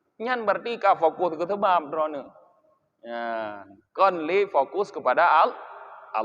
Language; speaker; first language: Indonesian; non-native, local second language; Achinese